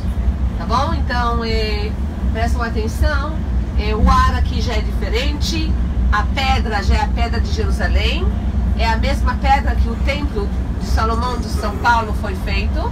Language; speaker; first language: Portuguese; non-native, fluent; Hebrew